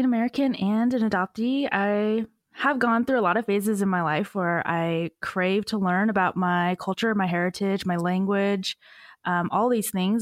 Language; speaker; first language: English; native; English